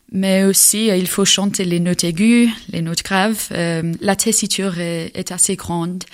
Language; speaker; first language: French; non-native, fluent; English